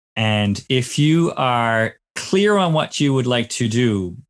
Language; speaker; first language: English; native; English